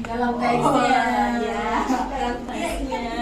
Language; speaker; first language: Indonesian; native; Indonesian